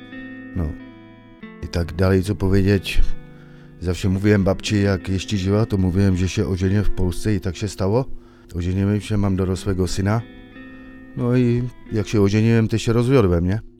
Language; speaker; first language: Polish; early bilingual, heritage; Czech